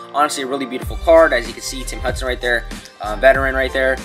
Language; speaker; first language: English; native; English